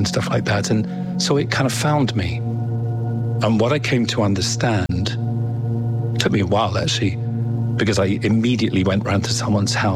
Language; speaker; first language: English; native; English